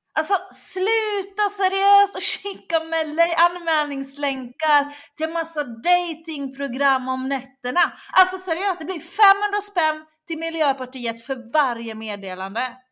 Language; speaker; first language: Swedish; native; Swedish